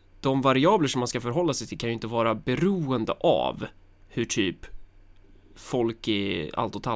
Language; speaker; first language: Swedish; native; Swedish